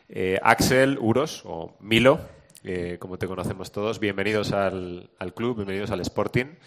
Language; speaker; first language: Spanish; native; Spanish